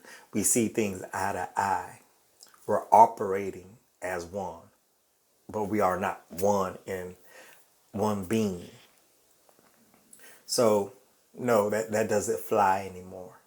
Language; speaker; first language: English; native; English